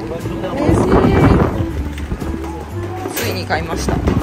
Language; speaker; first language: Japanese; native; Japanese